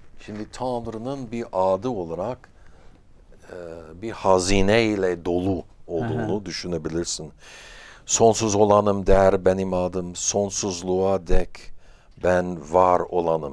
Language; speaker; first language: Turkish; non-native, fluent; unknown